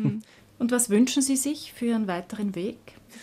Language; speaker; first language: German; native; German